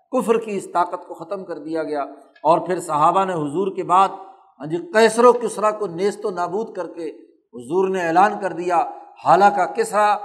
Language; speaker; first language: Urdu; non-native, local second language; Punjabi